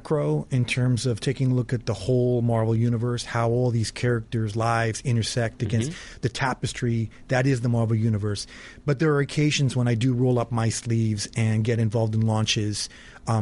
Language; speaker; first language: English; native; English